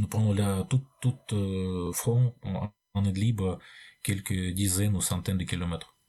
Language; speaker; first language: French; non-native, fluent; Russian